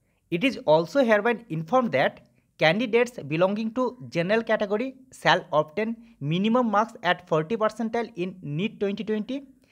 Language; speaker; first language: English; non-native, local second language; Bangla